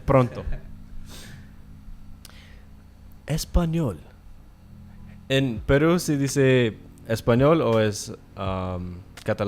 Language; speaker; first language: Spanish; non-native, learner; English